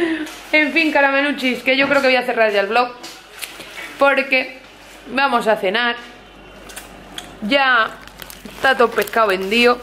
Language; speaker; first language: Spanish; native; Spanish